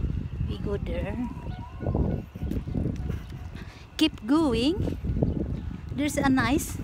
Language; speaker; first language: English; non-native, learner; Filipino